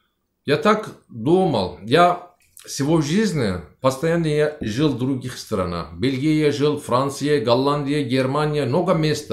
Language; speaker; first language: Russian; non-native, learner; Turkish